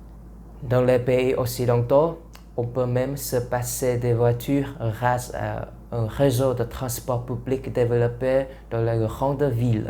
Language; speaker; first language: French; non-native, learner; Vietnamese